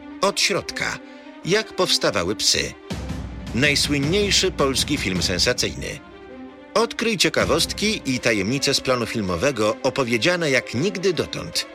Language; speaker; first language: Polish; native; Polish